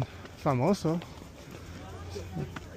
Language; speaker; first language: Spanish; non-native, learner; English